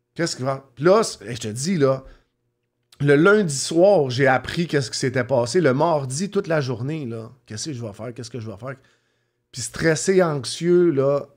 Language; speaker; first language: French; native; French